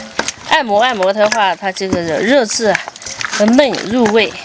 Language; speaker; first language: Chinese; native; Chinese